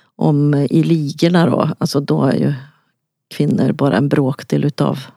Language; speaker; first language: Swedish; native; Swedish